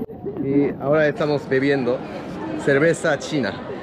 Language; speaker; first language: Spanish; non-native, learner; Japanese